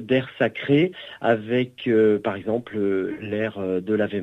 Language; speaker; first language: French; native; French